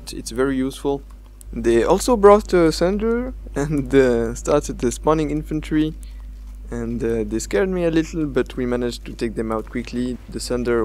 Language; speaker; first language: English; non-native, fluent; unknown